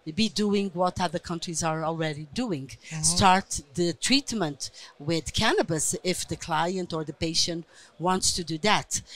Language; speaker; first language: English; non-native, fluent; Portuguese